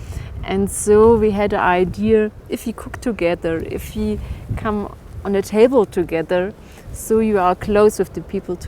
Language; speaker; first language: English; non-native, learner; German